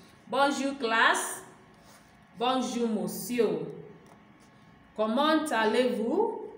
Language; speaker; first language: French; non-native, fluent; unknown